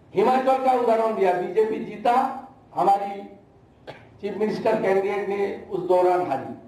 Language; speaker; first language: Hindi; non-native, local second language; Bangla